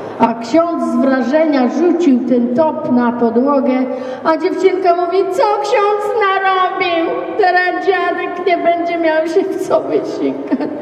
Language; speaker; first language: Polish; native; Polish